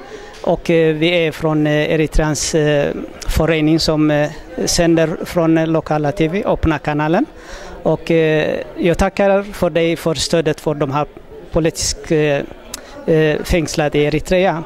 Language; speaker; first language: Swedish; non-native, learner; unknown